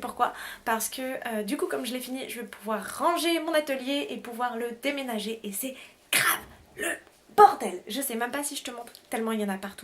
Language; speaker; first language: French; native; French